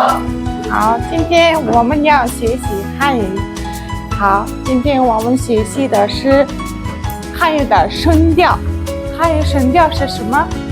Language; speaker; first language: Chinese; non-native, learner; Mongolian